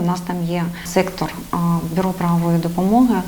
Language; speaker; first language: Ukrainian; native; Ukrainian